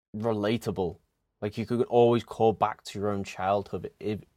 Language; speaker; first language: English; native; English